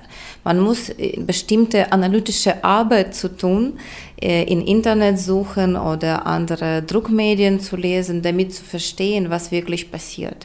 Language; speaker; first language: German; non-native, fluent; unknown